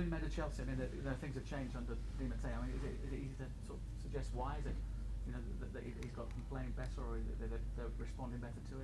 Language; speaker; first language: English; native; English